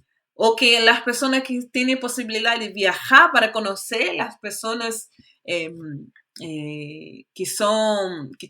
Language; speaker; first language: Spanish; non-native, fluent; Portuguese